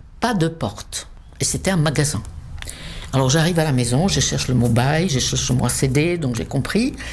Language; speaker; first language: French; non-native, fluent; Czech